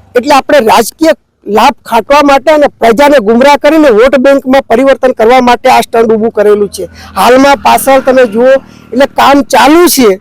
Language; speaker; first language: Gujarati; native; Gujarati